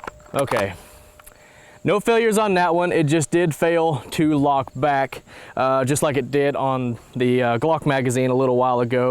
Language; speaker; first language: English; native; English